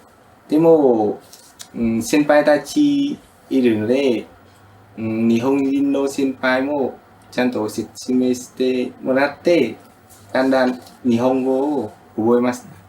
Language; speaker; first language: Japanese; non-native, learner; Vietnamese